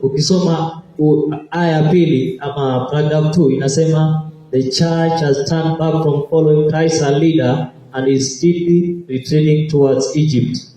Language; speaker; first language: English; non-native, local second language; Swahili